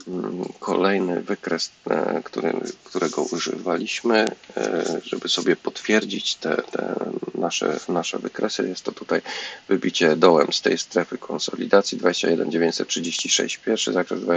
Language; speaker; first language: Polish; native; Polish